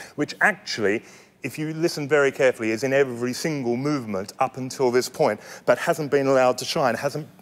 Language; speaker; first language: English; native; English